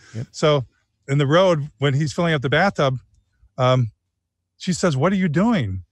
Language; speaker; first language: English; native; English